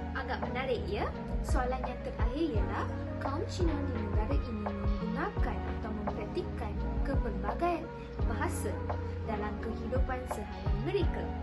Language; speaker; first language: Malay; non-native, local second language; Punjabi